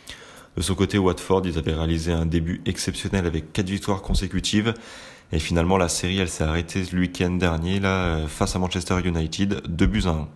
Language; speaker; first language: French; native; French